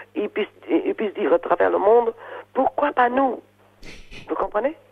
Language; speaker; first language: French; non-native, fluent; Portuguese